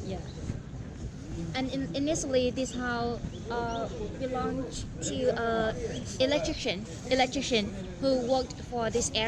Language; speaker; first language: English; non-native, learner; Vietnamese